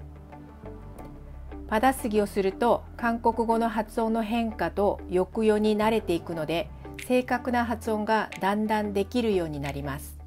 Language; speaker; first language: Japanese; non-native, fluent; Korean